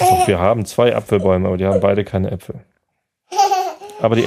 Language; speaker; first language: German; native; German